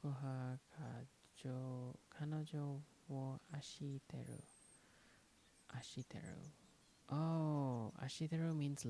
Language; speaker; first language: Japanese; non-native, learner; English